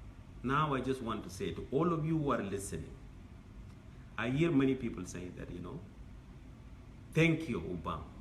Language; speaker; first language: English; non-native, fluent; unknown